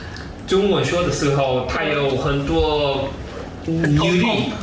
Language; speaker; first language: Chinese; non-native, learner; Korean